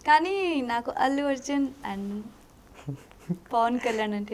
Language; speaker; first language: Telugu; non-native, local second language; Odia